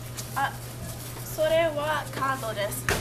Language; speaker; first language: Japanese; non-native, learner; English